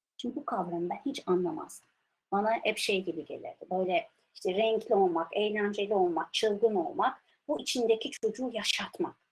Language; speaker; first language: Turkish; early bilingual, heritage; Turkish